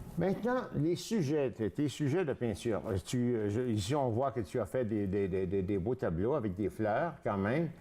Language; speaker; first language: French; native; French